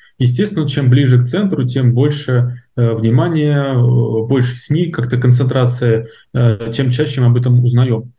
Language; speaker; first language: Russian; native; Russian